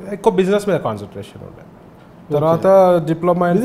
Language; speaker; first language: Telugu; native; Telugu